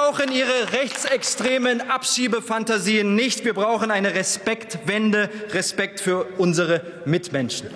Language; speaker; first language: German; early bilingual, other home language; Turkish